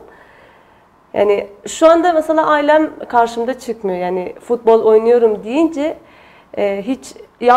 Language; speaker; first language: Turkish; non-native, fluent; Persian